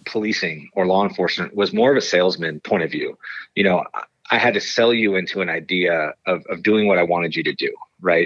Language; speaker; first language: English; native; English